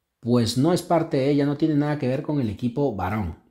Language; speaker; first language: Spanish; native; Spanish